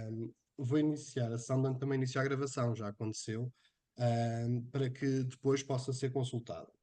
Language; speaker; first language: Portuguese; native; Portuguese